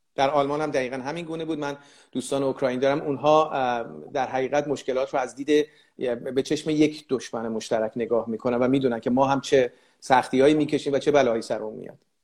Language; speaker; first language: Persian; native; Persian